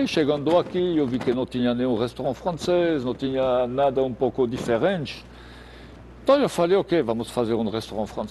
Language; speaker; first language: Portuguese; non-native, fluent; French